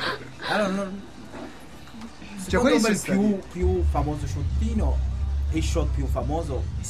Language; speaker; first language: Italian; non-native, local second language; Kurdish